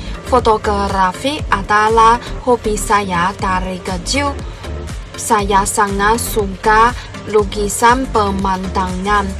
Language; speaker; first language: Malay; non-native, learner; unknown